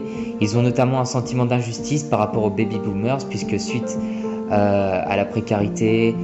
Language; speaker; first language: French; native; French